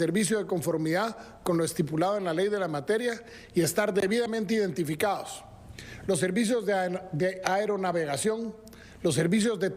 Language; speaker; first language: Spanish; native; Spanish